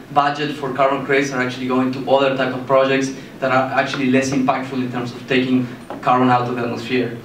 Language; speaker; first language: English; non-native, fluent; Spanish